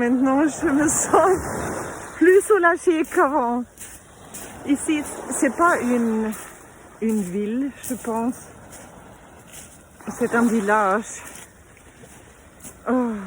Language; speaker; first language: French; non-native, fluent; German